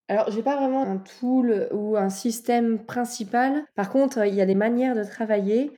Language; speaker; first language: French; native; French